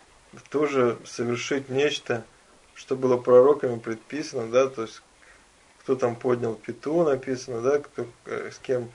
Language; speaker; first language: Russian; native; Russian